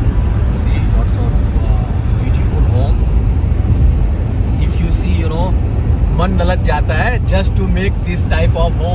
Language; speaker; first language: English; non-native, local second language; Hindi